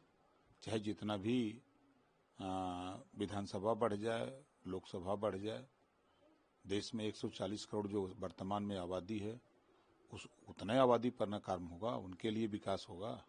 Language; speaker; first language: Hindi; native; Hindi